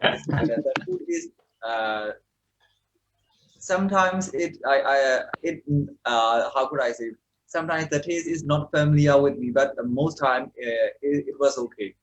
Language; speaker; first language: English; non-native, fluent; Burmese